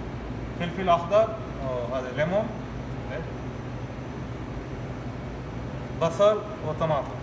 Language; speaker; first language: Arabic; non-native, learner; Urdu